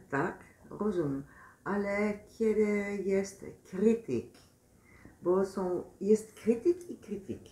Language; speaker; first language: Polish; non-native, learner; Dutch